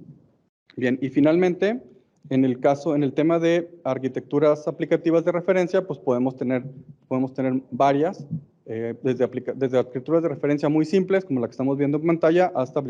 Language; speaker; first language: Spanish; native; Spanish